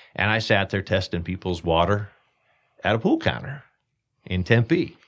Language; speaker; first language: English; native; English